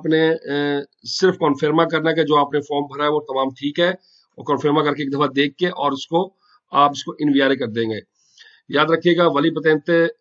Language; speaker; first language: Hindi; non-native, local second language; Punjabi